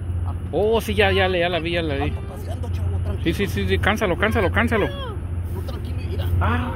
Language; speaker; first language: Spanish; native; Spanish